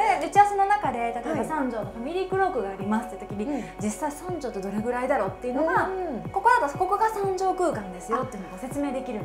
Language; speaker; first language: Japanese; native; Japanese